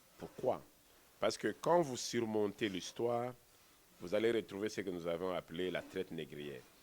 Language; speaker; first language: French; non-native, local second language; Kongo